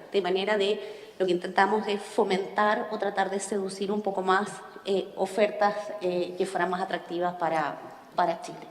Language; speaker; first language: Spanish; native; Spanish